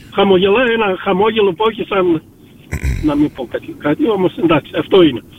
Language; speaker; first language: Greek; early bilingual, heritage; Greek